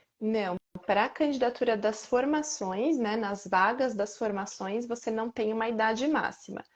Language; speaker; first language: Portuguese; native; Portuguese